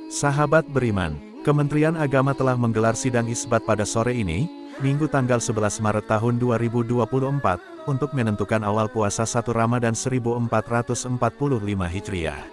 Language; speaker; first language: Indonesian; native; Indonesian